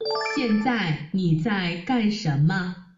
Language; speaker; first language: Chinese; non-native, learner; Vietnamese